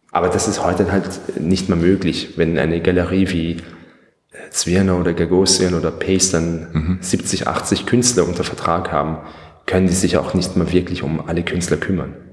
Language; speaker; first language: German; early bilingual, other home language; Persian